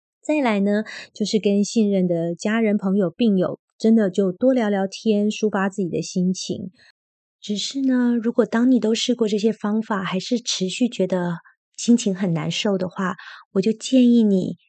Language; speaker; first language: Chinese; native; Chinese